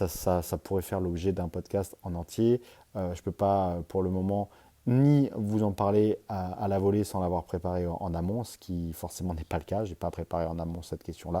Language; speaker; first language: French; native; French